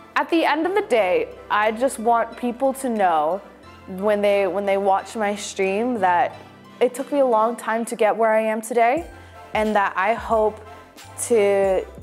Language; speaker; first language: English; native; English